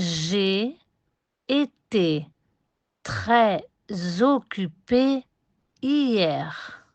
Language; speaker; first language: French; non-native, fluent; Spanish